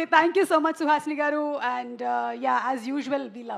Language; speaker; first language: Telugu; native; Telugu